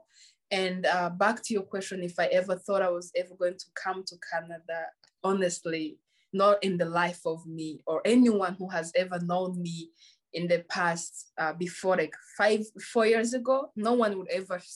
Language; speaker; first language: English; non-native, local second language; Kinyarwanda